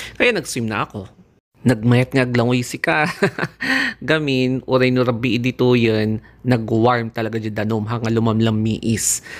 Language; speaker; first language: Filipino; non-native, local second language; Iloko